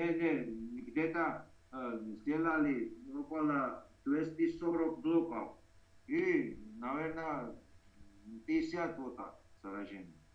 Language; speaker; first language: Russian; non-native, fluent; Georgian